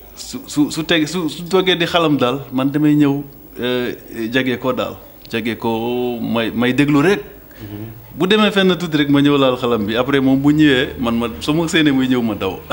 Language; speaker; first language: Wolof; non-native, local second language; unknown